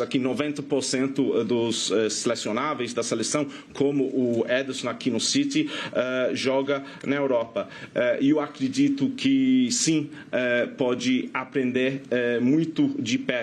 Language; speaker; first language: Portuguese; non-native, fluent; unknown